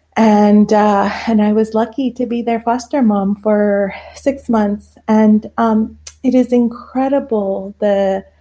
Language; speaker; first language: English; non-native, fluent; Persian